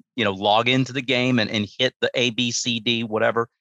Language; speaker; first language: English; native; English